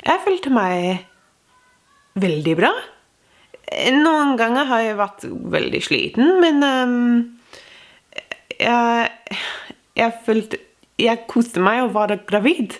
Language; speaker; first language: Norwegian; non-native, fluent; English